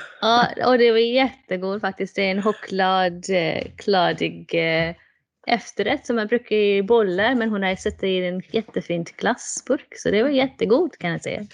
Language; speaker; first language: Swedish; non-native, fluent; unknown